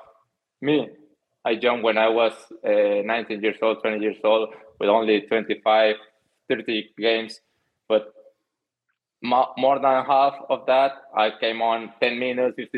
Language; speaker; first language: English; non-native, fluent; Spanish